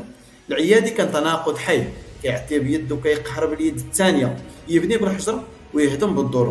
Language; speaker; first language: Arabic; native; Arabic